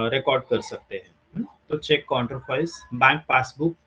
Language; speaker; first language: Hindi; non-native, local second language; Marathi